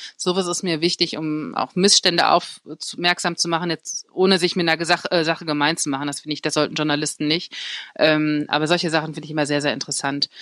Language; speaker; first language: German; native; German